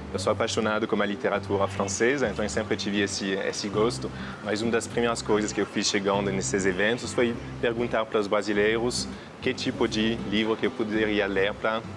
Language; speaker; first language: Portuguese; non-native, fluent; French